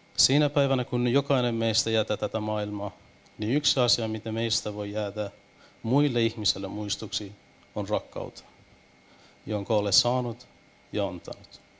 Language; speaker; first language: Finnish; non-native, fluent; Persian